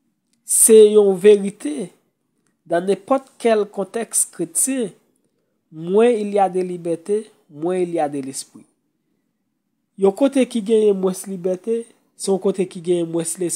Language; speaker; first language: French; non-native, local second language; Haitian Creole